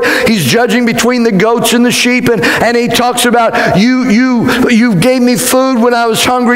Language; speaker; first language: English; native; English